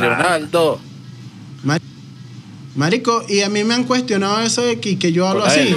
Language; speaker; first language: Spanish; native; Spanish